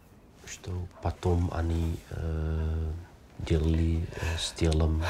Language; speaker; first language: Russian; non-native, fluent; Dutch